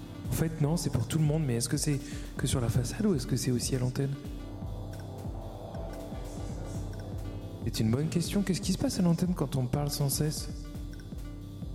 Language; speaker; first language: French; native; French